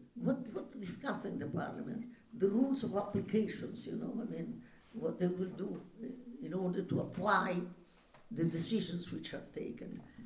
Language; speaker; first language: English; non-native, fluent; Italian